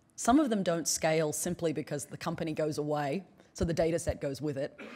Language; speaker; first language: English; native; English